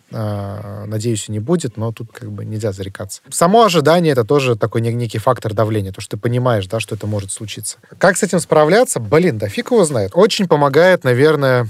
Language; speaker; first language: Russian; native; Russian